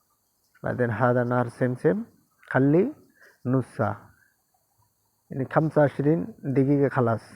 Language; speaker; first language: Arabic; non-native, learner; Bangla